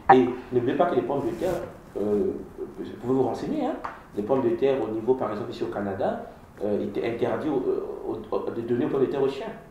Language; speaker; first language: French; non-native, local second language; Kongo